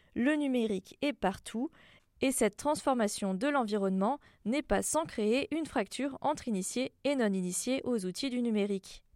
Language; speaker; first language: French; native; French